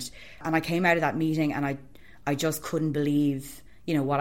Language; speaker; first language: English; native; English